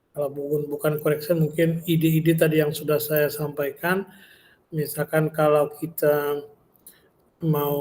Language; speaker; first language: Indonesian; native; Indonesian